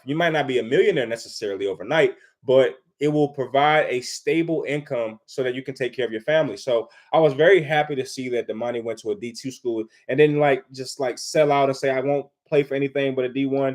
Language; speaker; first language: English; native; English